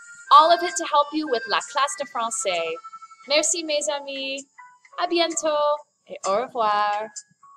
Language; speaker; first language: French; non-native, fluent; English